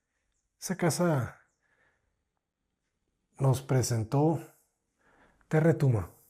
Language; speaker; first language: Spanish; native; Spanish